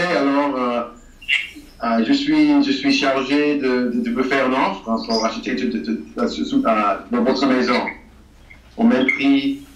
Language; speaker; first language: French; non-native, fluent; English